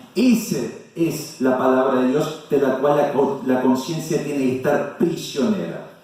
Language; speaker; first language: Spanish; non-native, fluent; German